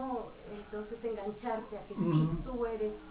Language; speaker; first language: Spanish; native; Spanish